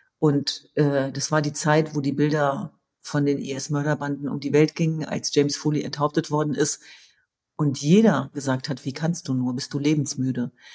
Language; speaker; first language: German; early bilingual, other home language; Kurdish